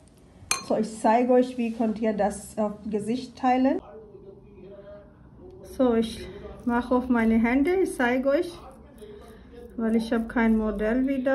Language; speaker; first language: German; non-native, learner; Urdu